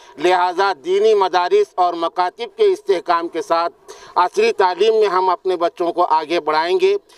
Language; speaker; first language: Urdu; native; Urdu